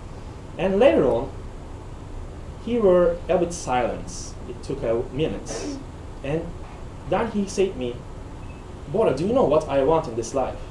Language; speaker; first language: English; non-native, learner; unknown